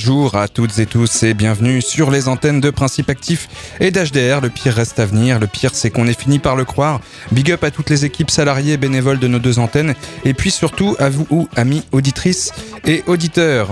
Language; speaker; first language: French; native; French